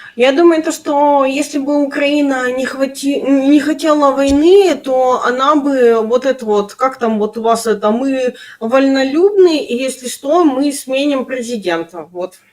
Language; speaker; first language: Russian; native; Russian